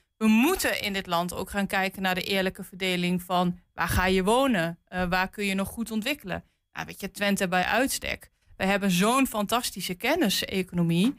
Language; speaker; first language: Dutch; native; Dutch